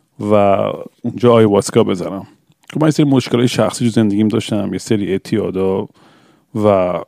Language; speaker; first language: Persian; early bilingual, heritage; English